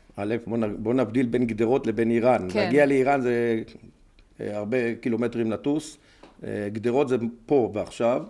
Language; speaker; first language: Hebrew; native; Hebrew